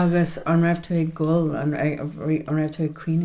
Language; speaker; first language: Irish; non-native, local second language; English